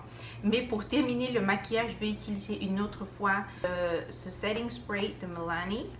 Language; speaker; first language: French; non-native, fluent; Spanish